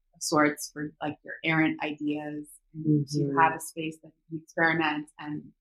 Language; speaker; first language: English; early bilingual, other home language; Korean